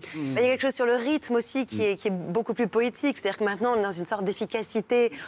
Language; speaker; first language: French; native; French